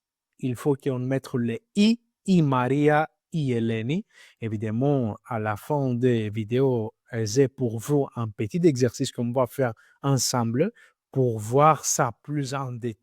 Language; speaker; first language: French; non-native, learner; Greek